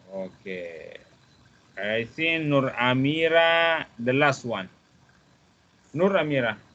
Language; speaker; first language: English; non-native, fluent; Malay